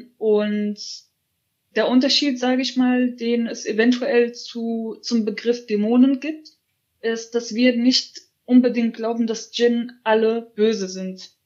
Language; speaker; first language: German; early bilingual, other home language; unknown